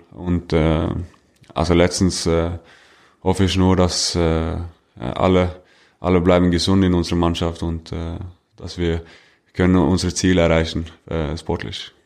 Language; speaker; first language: German; non-native, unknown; Norwegian